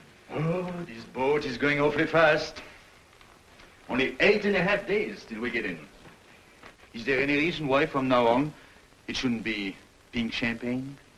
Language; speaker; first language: English; non-native, fluent; French